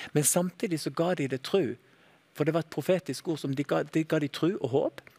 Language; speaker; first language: Norwegian; native; Norwegian